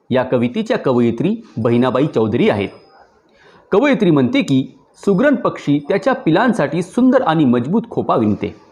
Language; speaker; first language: Marathi; non-native, local second language; Urdu